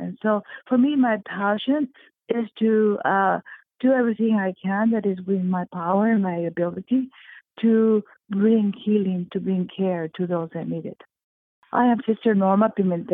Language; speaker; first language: English; native; English